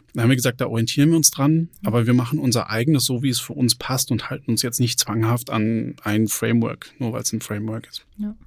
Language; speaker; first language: German; native; German